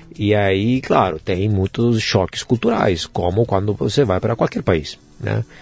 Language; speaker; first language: Portuguese; non-native, fluent; Italian